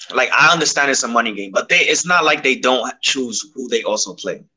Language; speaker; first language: English; native; English